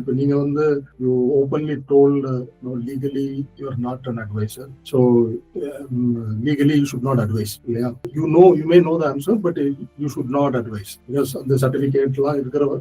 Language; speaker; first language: English; non-native, local second language; Tamil